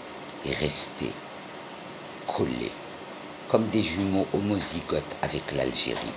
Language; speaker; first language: French; non-native, local second language; Arabic